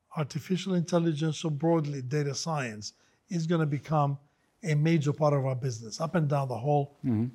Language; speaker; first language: English; non-native, fluent; Greek